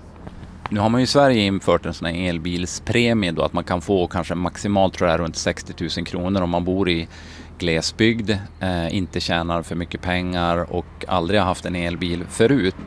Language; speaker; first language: Swedish; native; Swedish